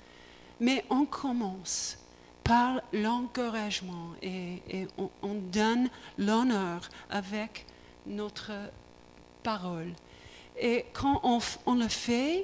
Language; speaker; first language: French; non-native, learner; English